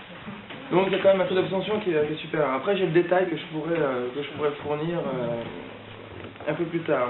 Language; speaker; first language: French; native; French